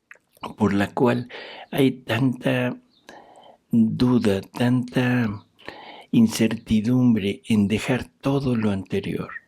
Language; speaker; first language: Spanish; native; Spanish